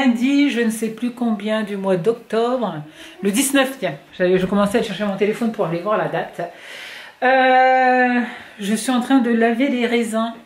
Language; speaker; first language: French; native; French